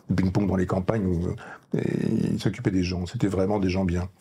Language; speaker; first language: French; native; French